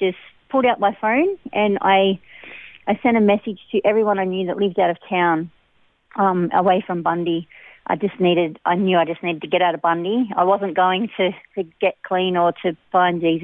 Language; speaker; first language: English; native; English